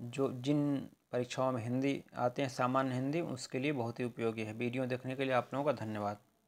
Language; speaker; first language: Hindi; native; Hindi